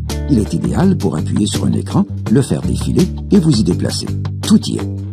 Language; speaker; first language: French; native; French